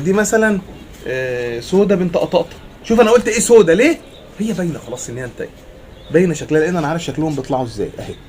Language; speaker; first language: Arabic; native; Arabic